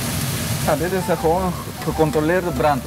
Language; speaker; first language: Dutch; non-native, local second language; Papiamento